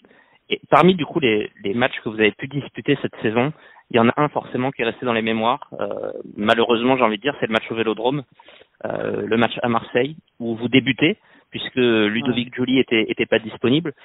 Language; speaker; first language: French; native; French